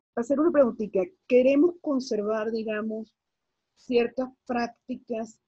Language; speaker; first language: Spanish; native; Spanish